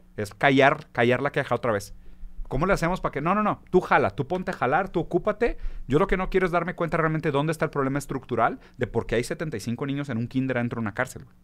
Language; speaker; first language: Spanish; early bilingual, other home language; Portuguese